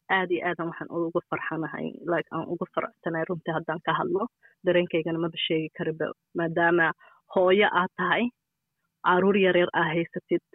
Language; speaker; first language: Somali; early bilingual, heritage; Somali